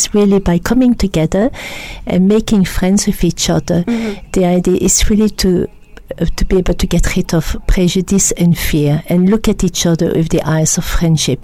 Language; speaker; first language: English; non-native, fluent; French